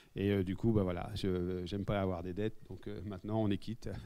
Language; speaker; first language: French; native; French